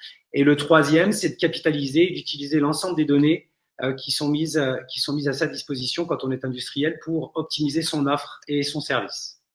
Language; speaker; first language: French; native; French